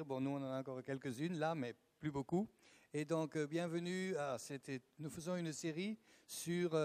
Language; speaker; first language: French; native; French